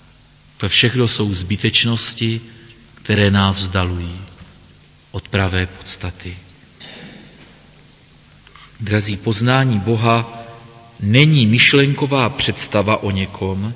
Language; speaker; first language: Czech; native; Czech